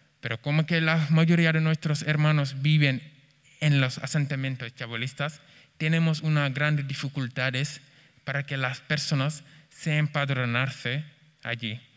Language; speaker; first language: Spanish; non-native, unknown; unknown